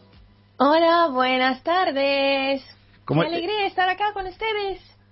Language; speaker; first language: Spanish; non-native, fluent; Russian